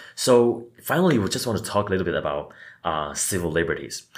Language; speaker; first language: English; non-native, fluent; Chinese